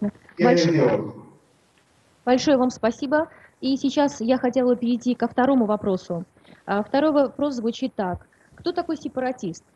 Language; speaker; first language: Russian; native; Russian